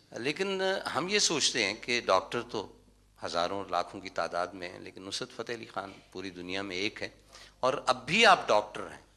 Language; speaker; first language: Urdu; non-native, local second language; Punjabi